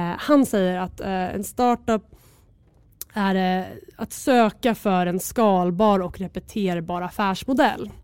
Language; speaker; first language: Swedish; native; Swedish